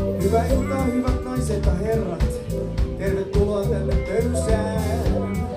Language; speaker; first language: Finnish; native; Finnish